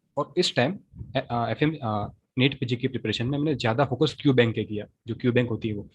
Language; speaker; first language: Hindi; non-native, local second language; Gujarati